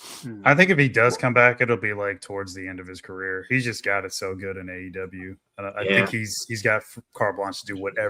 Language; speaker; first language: English; native; English